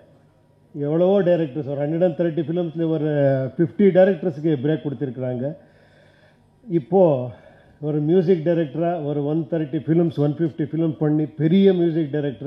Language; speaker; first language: Tamil; non-native, local second language; Kannada